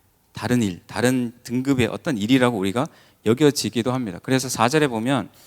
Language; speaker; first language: Korean; native; Korean